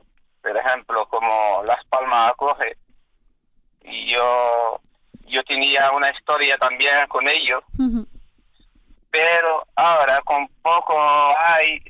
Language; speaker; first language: Spanish; non-native, fluent; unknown